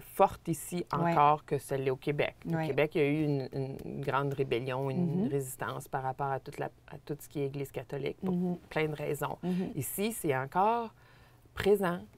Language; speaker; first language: French; native; French